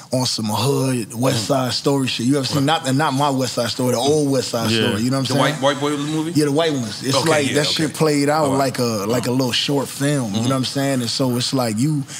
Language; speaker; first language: English; native; English